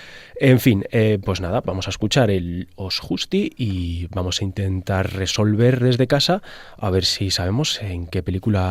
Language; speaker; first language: Spanish; native; Spanish